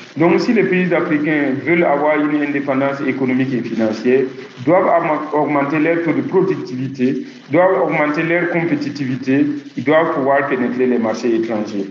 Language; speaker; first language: French; non-native, local second language; Mossi